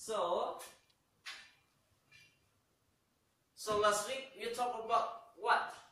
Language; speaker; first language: English; non-native, learner; Indonesian